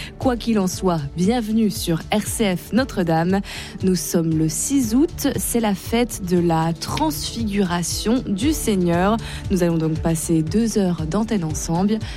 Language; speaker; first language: French; native; French